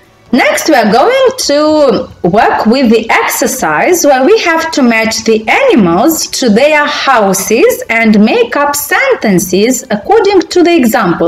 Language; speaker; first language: English; non-native, fluent; Romanian